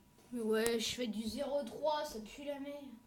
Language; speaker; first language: French; native; French